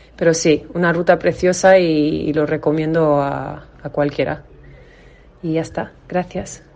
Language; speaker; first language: Spanish; non-native, fluent; English